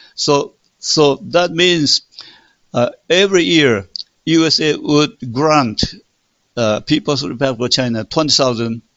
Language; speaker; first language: English; non-native, fluent; Min Nan Chinese